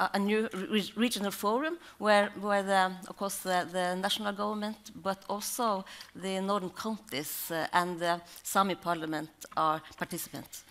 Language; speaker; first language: English; non-native, learner; Norwegian